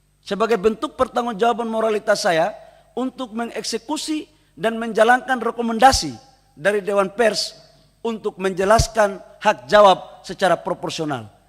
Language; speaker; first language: Indonesian; native; Indonesian